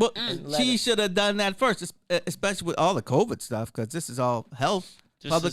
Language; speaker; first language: English; native; English